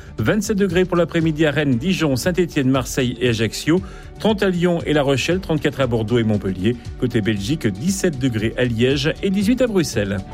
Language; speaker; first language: French; native; French